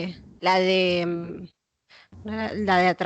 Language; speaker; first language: Spanish; native; Spanish